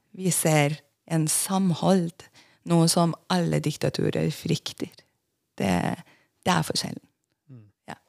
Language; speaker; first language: Norwegian; non-native, fluent; Persian